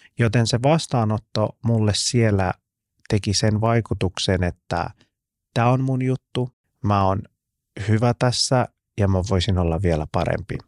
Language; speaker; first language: Finnish; early bilingual, other home language; Persian